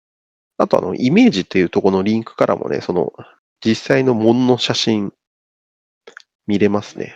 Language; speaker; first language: Japanese; native; Japanese